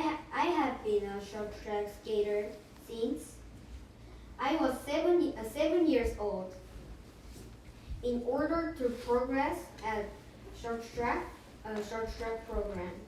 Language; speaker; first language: English; non-native, fluent; Korean